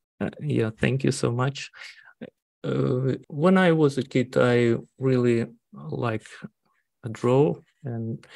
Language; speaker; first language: English; non-native, learner; Russian